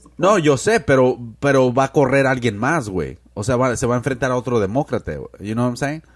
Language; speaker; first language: Spanish; early bilingual, heritage; Spanish